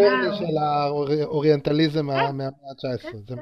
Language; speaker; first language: Hebrew; native; Hebrew